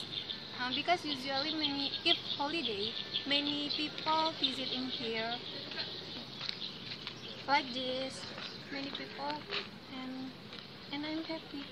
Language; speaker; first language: English; non-native, learner; Indonesian